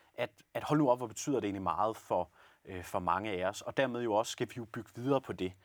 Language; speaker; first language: Danish; native; Danish